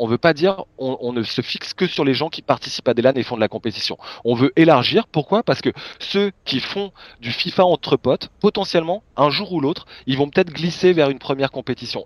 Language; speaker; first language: French; native; French